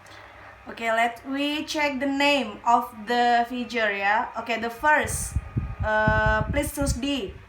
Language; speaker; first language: English; non-native, learner; Indonesian